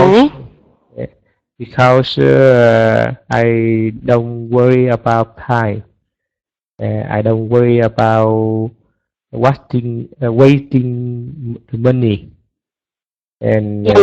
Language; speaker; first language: English; non-native, learner; Vietnamese